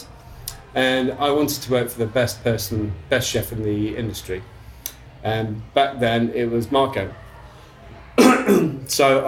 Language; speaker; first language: English; native; English